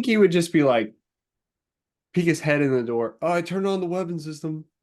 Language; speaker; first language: English; native; English